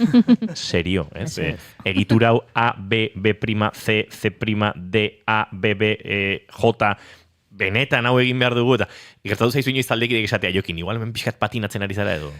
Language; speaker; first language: Basque; native; Basque